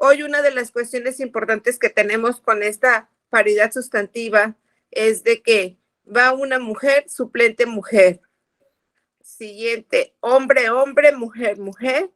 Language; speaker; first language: Spanish; native; Spanish